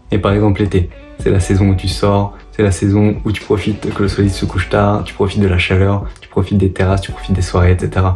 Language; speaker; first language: French; native; French